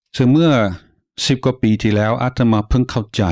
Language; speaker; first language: Thai; non-native, fluent; English